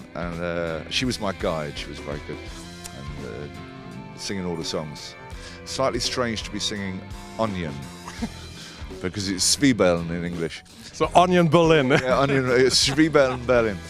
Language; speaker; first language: English; native; English